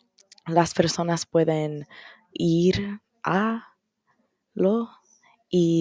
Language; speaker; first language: Spanish; non-native, learner; English